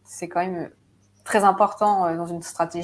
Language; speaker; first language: French; native; French